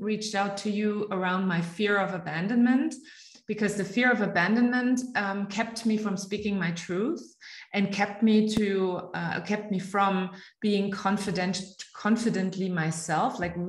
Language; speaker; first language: English; non-native, fluent; German